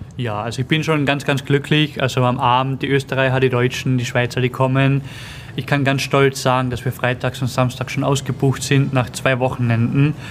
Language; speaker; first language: German; native; German